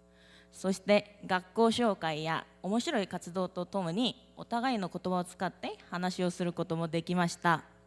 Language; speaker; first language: Japanese; non-native, learner; Korean